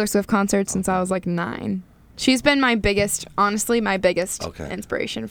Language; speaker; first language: English; native; English